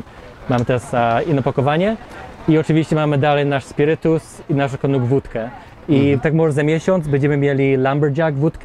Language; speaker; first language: Polish; early bilingual, heritage; Polish